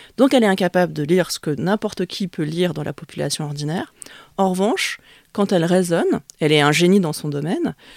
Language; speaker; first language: French; early bilingual, other home language; Vietnamese